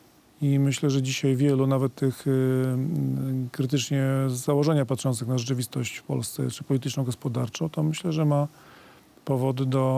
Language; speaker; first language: Polish; native; Polish